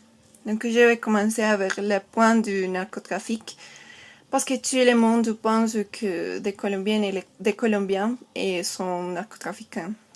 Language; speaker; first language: French; non-native, learner; Spanish